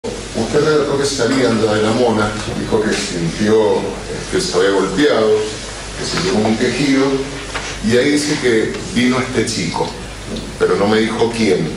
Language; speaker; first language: Spanish; native; Spanish